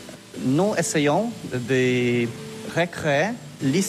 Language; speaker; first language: French; non-native, learner; Polish